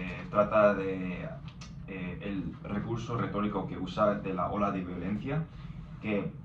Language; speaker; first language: Spanish; non-native, fluent; English